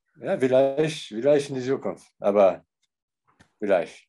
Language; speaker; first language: German; non-native, learner; English